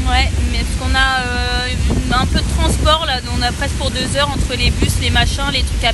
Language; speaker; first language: French; native; French